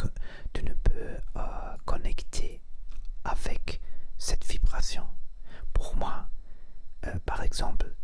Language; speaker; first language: French; non-native, learner; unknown